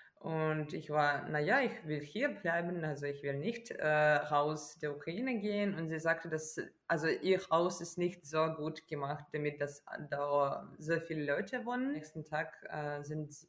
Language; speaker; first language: German; non-native, fluent; Ukrainian